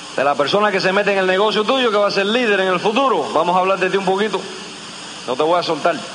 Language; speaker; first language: Spanish; early bilingual, heritage; Spanish